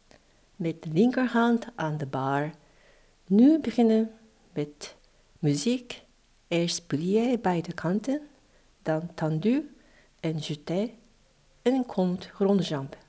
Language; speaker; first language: Dutch; non-native, fluent; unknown